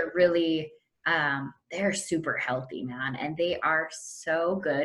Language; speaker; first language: English; native; English